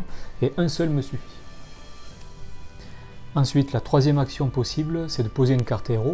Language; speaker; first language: French; native; French